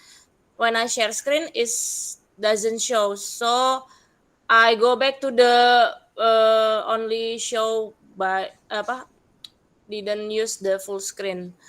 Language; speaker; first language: English; non-native, learner; Indonesian